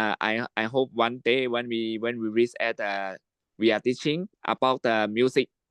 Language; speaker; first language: English; non-native, learner; Shan